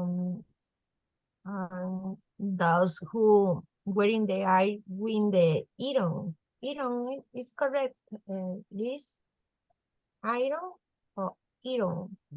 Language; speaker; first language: English; non-native, learner; Spanish